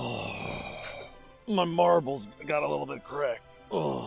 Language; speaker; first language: English; native; English